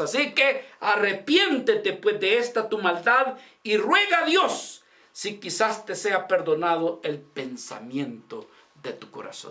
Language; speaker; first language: Spanish; native; Spanish